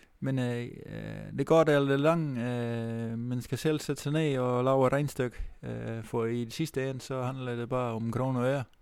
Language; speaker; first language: Danish; non-native, fluent; Dutch